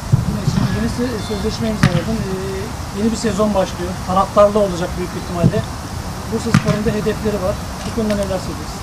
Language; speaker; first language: Turkish; native; Turkish